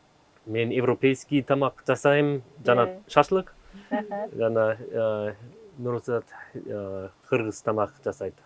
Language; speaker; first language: Kyrgyz; non-native, learner; German